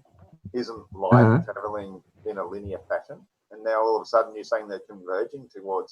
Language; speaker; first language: English; native; English